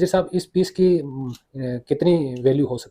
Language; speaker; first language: Hindi; native; Hindi